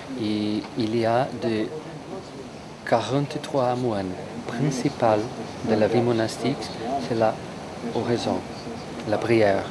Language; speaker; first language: French; non-native, learner; Portuguese